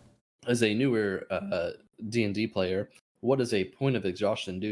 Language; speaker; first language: English; native; English